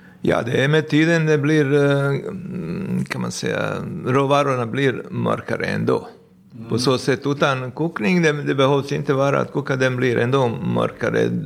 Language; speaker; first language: Swedish; non-native, fluent; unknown